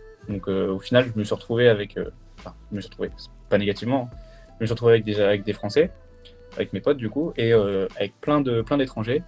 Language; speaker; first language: French; native; French